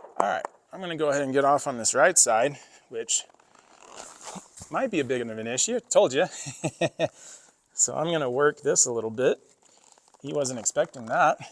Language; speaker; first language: English; native; English